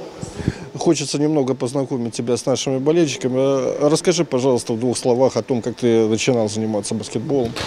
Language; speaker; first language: Russian; native; Russian